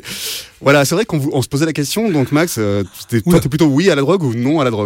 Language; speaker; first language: French; native; French